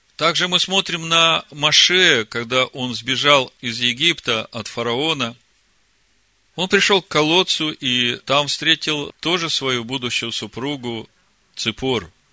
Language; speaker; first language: Russian; native; Russian